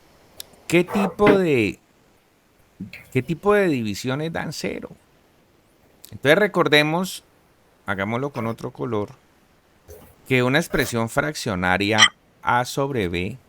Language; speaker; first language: Spanish; native; Spanish